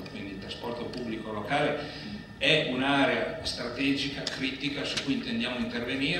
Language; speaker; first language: Italian; native; Italian